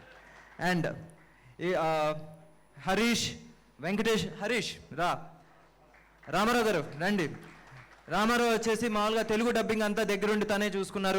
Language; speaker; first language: Telugu; native; Telugu